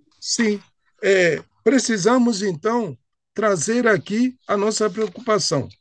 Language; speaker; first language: Portuguese; non-native, fluent; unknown